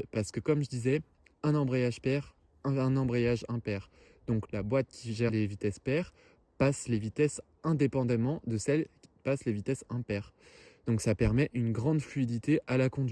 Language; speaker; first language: French; native; French